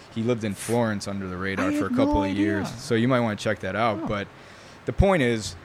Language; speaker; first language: English; early bilingual, other home language; Italian